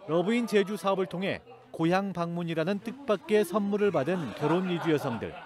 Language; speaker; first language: Korean; native; Korean